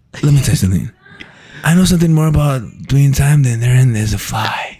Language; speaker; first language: English; early bilingual, other home language; Spanish